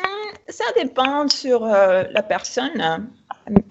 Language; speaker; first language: French; non-native, fluent; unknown